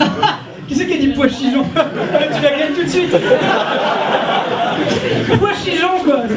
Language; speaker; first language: French; native; French